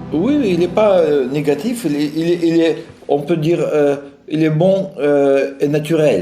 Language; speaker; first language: French; non-native, fluent; Russian